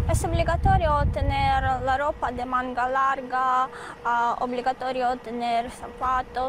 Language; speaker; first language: Spanish; non-native, learner; Ukrainian